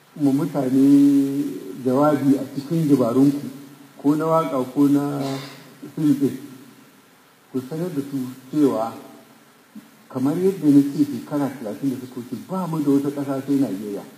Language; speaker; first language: Hausa; non-native, local second language; Fula